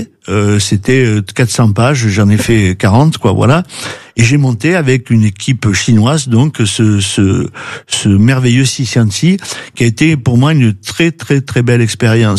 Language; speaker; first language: French; native; French